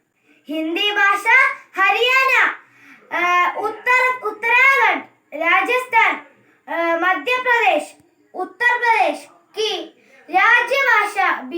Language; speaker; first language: Hindi; non-native, local second language; Malayalam